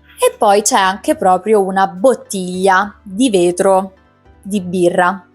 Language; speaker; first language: Italian; native; Italian